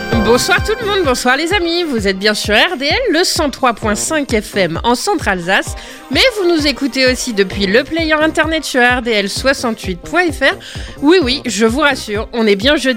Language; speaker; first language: French; native; French